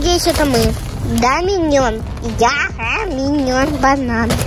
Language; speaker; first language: Russian; early bilingual, heritage; Russian